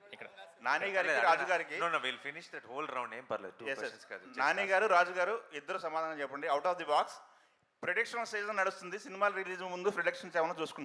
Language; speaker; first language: Telugu; native; Telugu